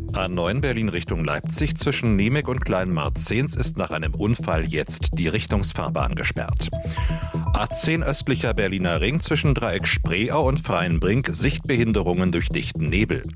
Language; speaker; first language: German; native; German